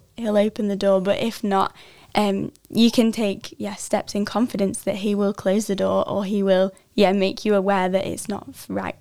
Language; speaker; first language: English; native; English